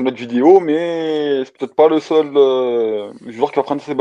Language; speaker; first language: French; native; French